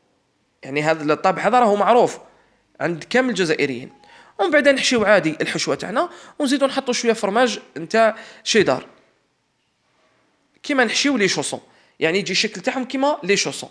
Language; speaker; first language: Arabic; native; Arabic